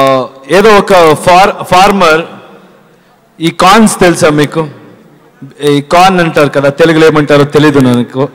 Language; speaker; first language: Telugu; non-native, learner; Kannada